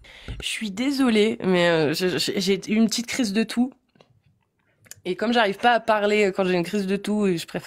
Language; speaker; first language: French; native; French